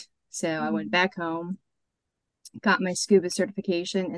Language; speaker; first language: English; native; English